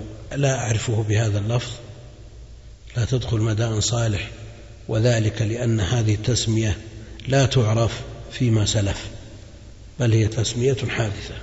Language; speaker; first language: Arabic; native; Arabic